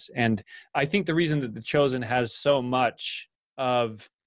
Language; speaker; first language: English; native; English